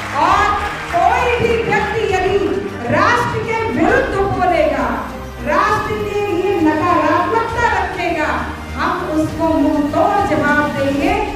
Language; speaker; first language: Hindi; native; Hindi